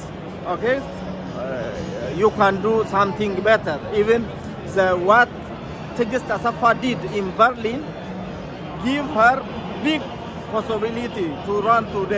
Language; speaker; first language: English; non-native, learner; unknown